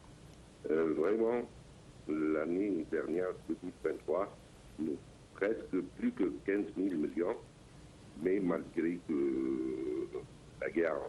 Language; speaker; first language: French; non-native, learner; Arabic